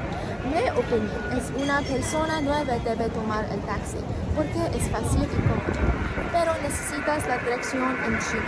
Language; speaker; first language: Spanish; non-native, learner; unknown